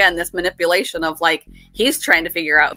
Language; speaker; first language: English; native; English